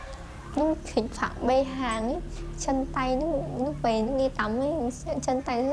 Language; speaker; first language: Vietnamese; native; Vietnamese